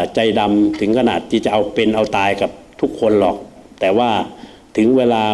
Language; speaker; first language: Thai; native; Thai